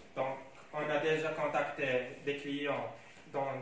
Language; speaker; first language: French; non-native, local second language; Arabic